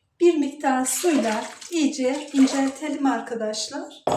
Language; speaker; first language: Turkish; native; Turkish